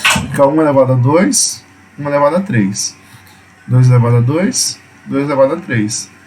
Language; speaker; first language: Portuguese; native; Portuguese